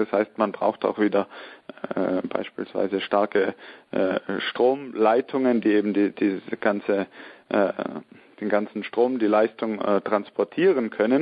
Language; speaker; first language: German; native; German